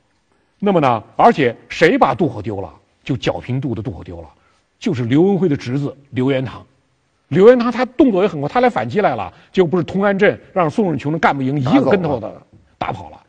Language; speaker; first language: Chinese; native; Chinese